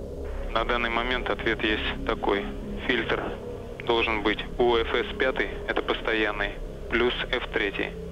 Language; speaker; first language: Russian; native; Russian